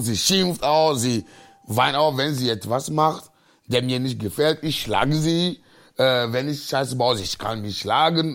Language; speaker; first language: German; non-native, fluent; Ewe